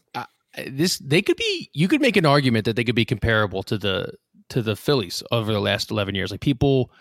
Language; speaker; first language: English; native; English